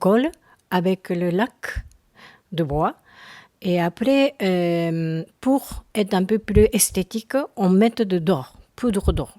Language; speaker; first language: French; non-native, learner; Japanese